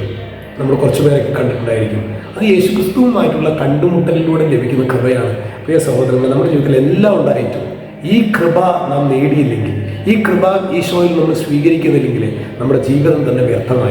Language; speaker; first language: Malayalam; native; Malayalam